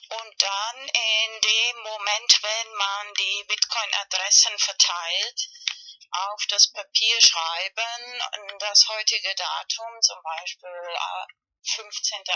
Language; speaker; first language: German; non-native, fluent; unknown